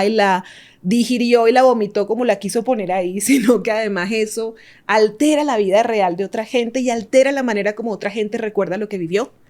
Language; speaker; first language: Spanish; native; Spanish